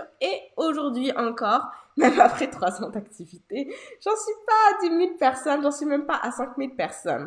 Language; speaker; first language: French; native; French